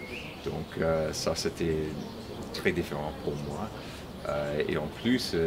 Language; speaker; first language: French; non-native, fluent; English